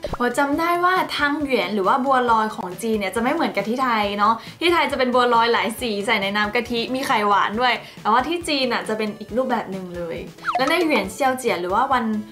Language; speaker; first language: Thai; native; Thai